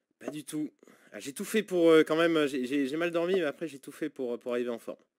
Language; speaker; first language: French; native; French